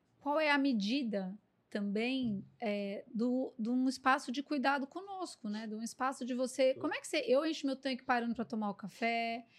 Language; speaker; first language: Portuguese; native; Portuguese